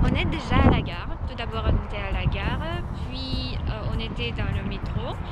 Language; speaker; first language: French; non-native, learner; Russian